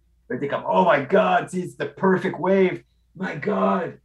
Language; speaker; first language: French; non-native, local second language; English